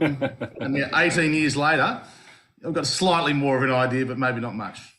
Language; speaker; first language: English; native; English